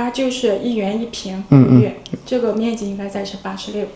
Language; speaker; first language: Chinese; native; Chinese